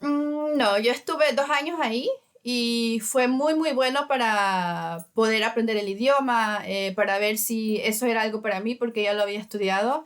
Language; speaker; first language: Spanish; early bilingual, heritage; Spanish